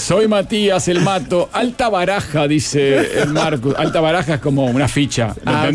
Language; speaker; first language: Spanish; native; Spanish